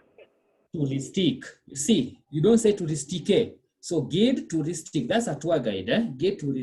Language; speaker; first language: French; non-native, fluent; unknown